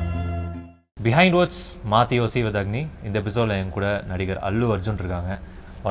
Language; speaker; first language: Tamil; native; Tamil